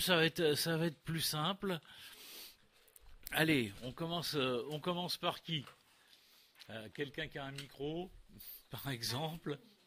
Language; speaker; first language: French; native; French